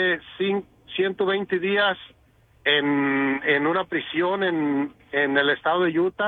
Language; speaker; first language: Spanish; native; Spanish